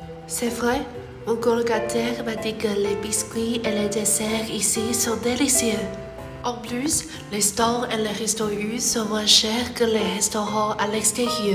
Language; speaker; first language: French; non-native, learner; Chinese